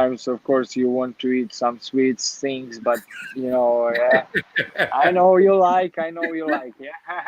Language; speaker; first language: English; non-native, learner; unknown